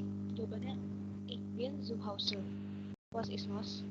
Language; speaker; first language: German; non-native, learner; Indonesian